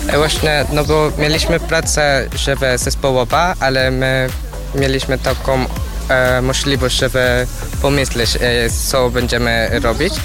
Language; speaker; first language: Polish; non-native, learner; Spanish